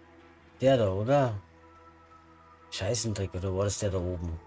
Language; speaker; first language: German; native; German